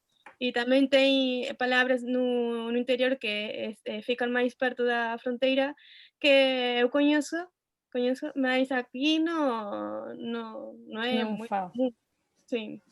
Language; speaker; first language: Portuguese; non-native, learner; Spanish